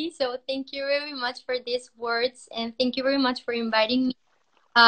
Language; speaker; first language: English; non-native, learner; Spanish